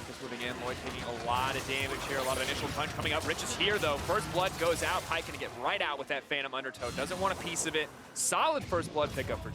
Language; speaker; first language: English; native; English